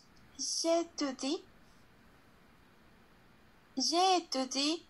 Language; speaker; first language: French; non-native, learner; Spanish